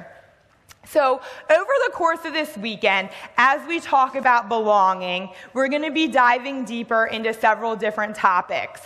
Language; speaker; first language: English; native; English